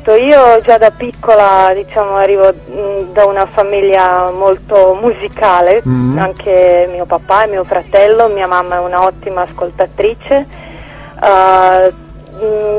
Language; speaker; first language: Italian; non-native, fluent; Croatian